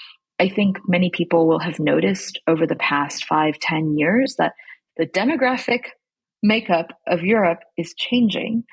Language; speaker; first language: English; early bilingual, other home language; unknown